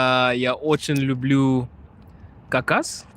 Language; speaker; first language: Russian; non-native, learner; Shona